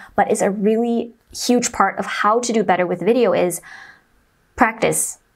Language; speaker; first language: English; non-native, local second language; Chinese